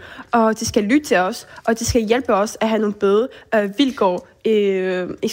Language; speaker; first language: Danish; early bilingual, heritage; Danish